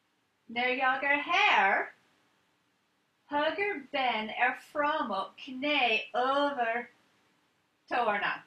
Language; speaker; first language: Swedish; non-native, learner; English